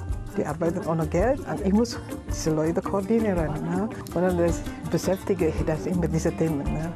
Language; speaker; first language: German; non-native, learner; Indonesian